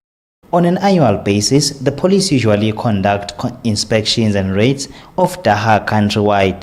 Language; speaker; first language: English; non-native, local second language; Swati